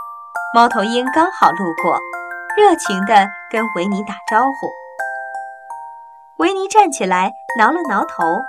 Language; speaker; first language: Chinese; native; Chinese